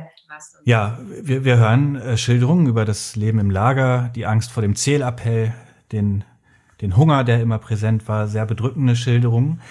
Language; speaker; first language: German; native; German